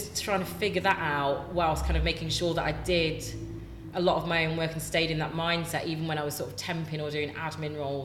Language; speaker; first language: English; native; English